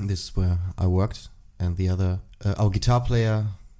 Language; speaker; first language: English; non-native, fluent; German